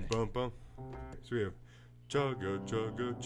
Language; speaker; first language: English; native; English